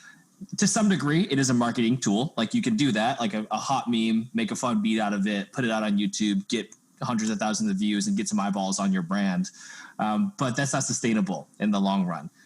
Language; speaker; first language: English; native; English